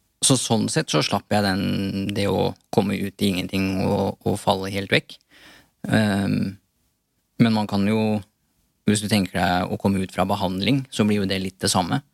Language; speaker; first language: Norwegian; early bilingual, other home language; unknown